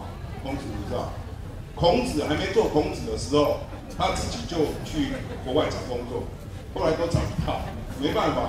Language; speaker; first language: Chinese; native; Chinese